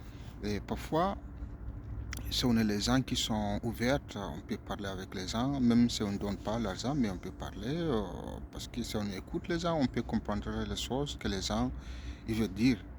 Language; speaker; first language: French; non-native, learner; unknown